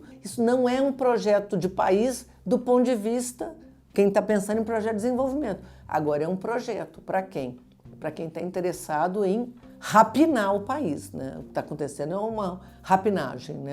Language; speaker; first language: Portuguese; native; Portuguese